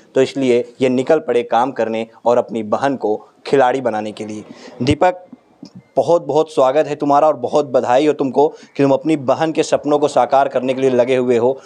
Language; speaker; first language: Hindi; native; Hindi